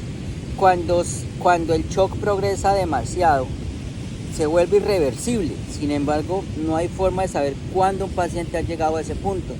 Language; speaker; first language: Spanish; native; Spanish